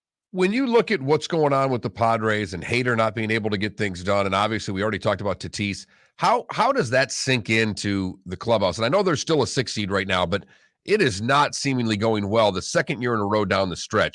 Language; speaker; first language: English; native; English